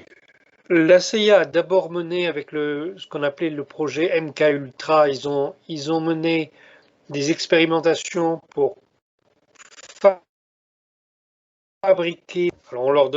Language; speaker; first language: French; native; French